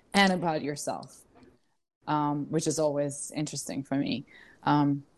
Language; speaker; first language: English; non-native, fluent; Russian